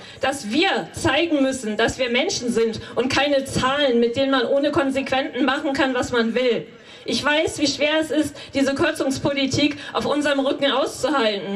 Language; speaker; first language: German; native; German